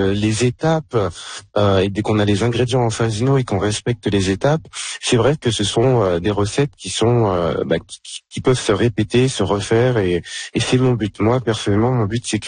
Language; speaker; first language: French; native; French